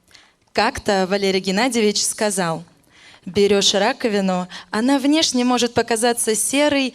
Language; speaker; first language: Russian; native; Russian